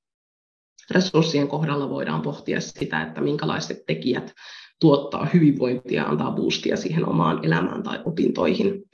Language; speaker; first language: Finnish; native; Finnish